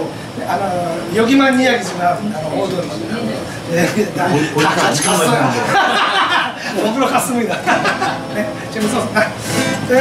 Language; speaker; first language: Korean; non-native, fluent; Japanese